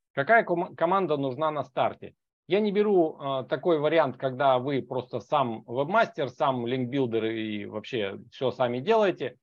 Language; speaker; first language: Russian; native; Russian